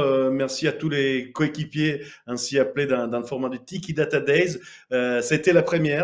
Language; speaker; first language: French; native; French